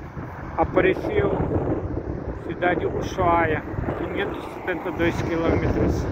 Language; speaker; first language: Portuguese; non-native, learner; Russian